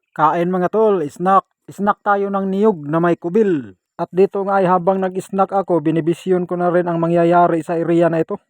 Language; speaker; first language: Filipino; non-native, local second language; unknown